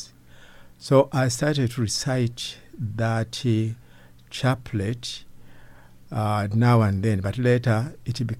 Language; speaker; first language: English; non-native, local second language; Ganda